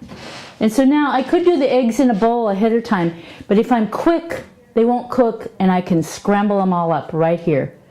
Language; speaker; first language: English; native; English